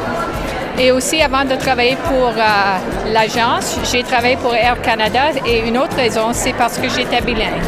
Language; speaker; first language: French; non-native, local second language; English